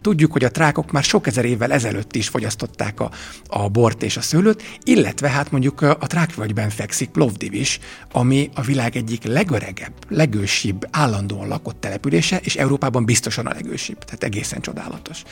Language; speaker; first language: Hungarian; native; Hungarian